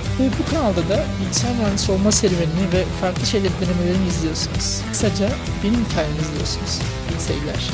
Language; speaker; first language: Turkish; native; Turkish